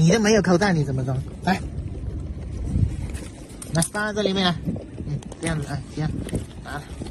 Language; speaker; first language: Chinese; native; Chinese